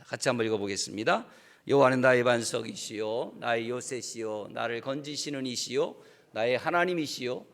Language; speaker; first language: Korean; native; Korean